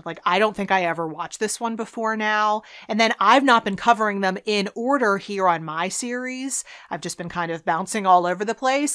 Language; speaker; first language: English; native; English